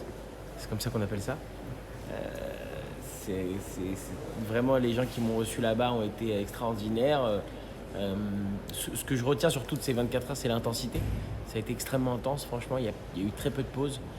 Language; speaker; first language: French; native; French